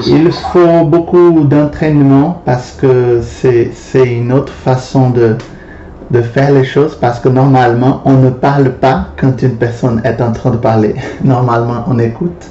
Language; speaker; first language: French; non-native, fluent; Portuguese